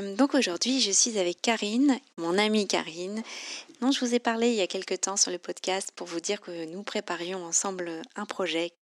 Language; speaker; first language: French; native; French